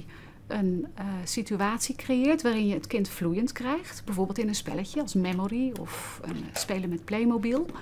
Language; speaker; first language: Dutch; native; Dutch